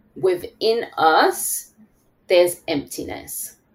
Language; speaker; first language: English; native; English